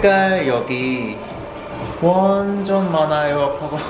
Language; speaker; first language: Korean; non-native, fluent; Cantonese